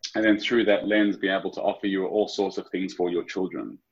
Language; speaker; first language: English; native; English